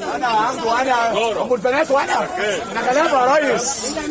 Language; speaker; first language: Arabic; native; Arabic